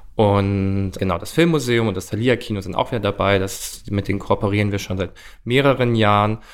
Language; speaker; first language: German; native; German